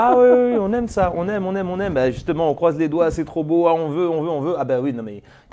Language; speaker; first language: French; native; French